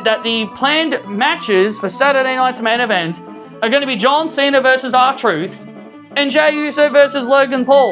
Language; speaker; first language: English; native; English